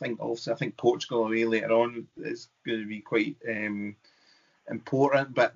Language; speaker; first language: English; native; English